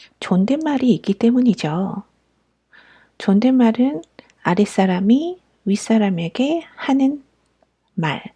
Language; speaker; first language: Korean; native; Korean